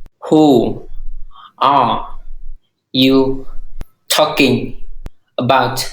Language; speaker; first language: English; non-native, fluent; Hmong